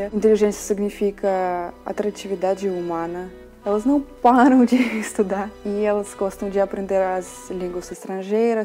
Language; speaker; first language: Portuguese; non-native, fluent; Russian